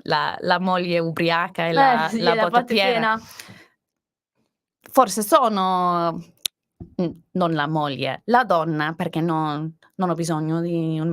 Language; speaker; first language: Italian; non-native, learner; English